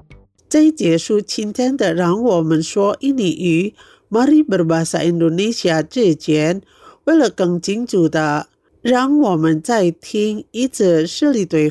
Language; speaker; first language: Chinese; non-native, fluent; Indonesian